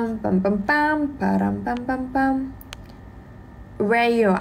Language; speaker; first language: English; non-native, learner; Russian